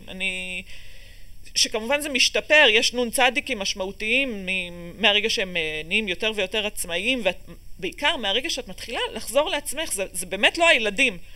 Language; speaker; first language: Hebrew; native; Hebrew